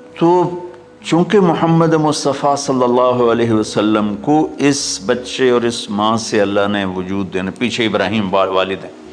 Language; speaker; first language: Urdu; non-native, local second language; Punjabi